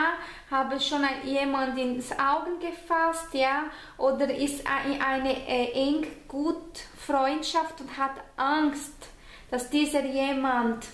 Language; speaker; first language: German; non-native, fluent; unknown